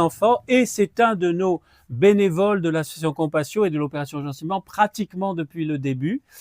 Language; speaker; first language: French; native; French